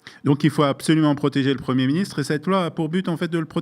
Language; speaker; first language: French; native; French